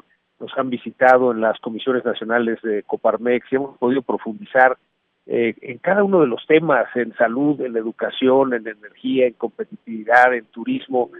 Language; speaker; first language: Spanish; native; Spanish